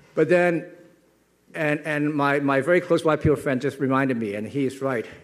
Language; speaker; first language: English; non-native, local second language; Cantonese